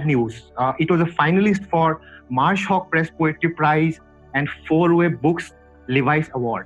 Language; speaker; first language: English; non-native, local second language; Assamese